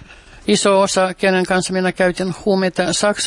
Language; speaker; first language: Finnish; non-native, fluent; Russian